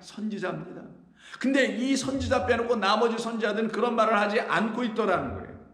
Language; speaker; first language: Korean; native; Korean